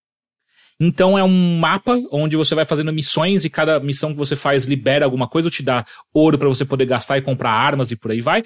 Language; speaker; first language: Portuguese; native; Portuguese